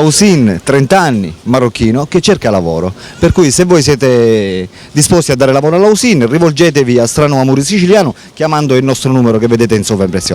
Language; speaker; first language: Italian; native; Italian